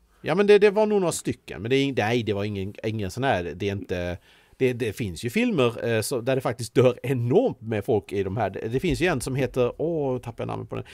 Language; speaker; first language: Swedish; native; Swedish